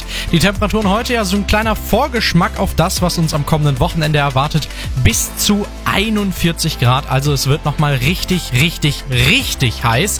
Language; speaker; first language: German; native; German